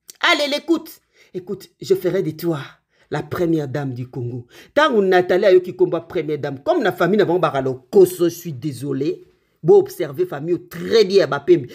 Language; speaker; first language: French; non-native, local second language; Lingala